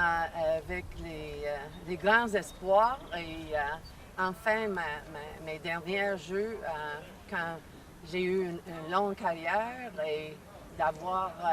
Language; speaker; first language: French; non-native, learner; English